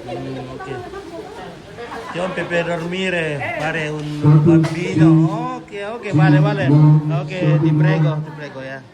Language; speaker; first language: Italian; non-native, learner; Indonesian